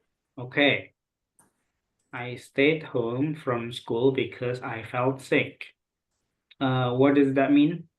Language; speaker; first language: English; non-native, local second language; Indonesian